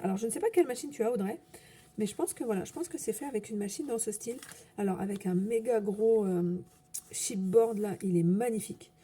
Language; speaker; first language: French; native; French